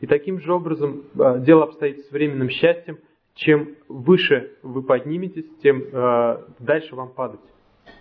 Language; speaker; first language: Russian; native; Russian